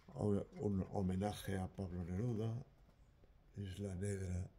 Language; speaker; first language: Spanish; native; Spanish